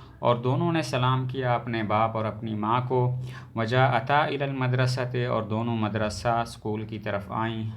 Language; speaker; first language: Urdu; native; Urdu